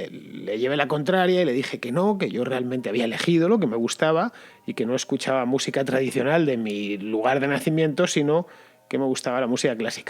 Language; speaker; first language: Spanish; native; Spanish